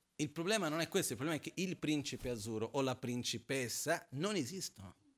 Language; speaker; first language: Italian; non-native, fluent; Portuguese